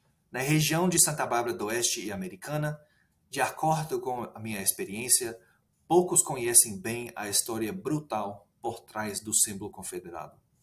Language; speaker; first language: Portuguese; non-native, fluent; English